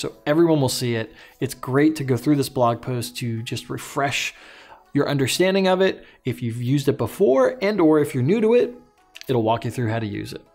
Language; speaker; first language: English; native; English